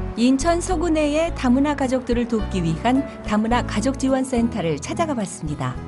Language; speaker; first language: Korean; native; Korean